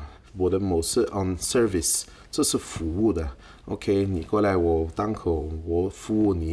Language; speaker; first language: Chinese; non-native, fluent; French